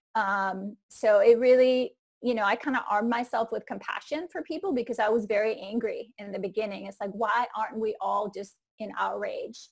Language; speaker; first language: English; non-native, fluent; Icelandic